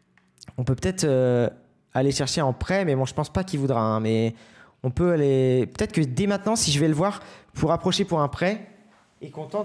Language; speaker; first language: French; native; French